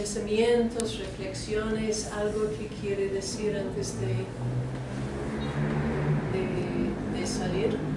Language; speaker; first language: Spanish; non-native, fluent; English